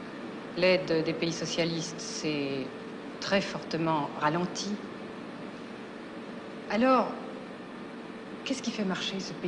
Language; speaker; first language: French; native; French